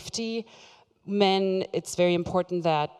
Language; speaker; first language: English; non-native, fluent; German